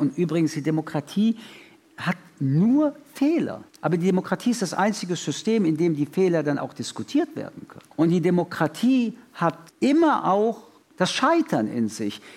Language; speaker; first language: German; early bilingual, other home language; French